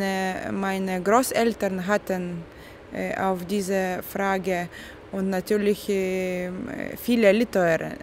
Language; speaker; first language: German; non-native, fluent; Lithuanian